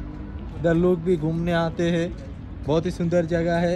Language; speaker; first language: Hindi; non-native, learner; Bangla